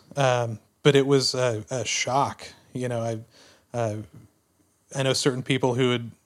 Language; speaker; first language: English; native; English